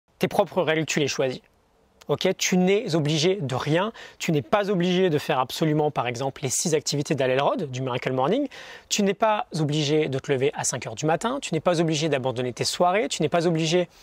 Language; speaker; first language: French; native; French